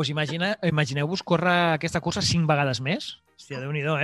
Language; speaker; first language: Catalan; native; Catalan